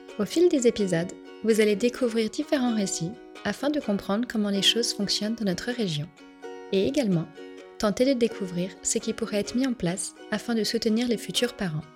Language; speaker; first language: French; native; French